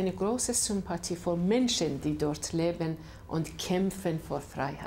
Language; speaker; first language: German; non-native, fluent; Persian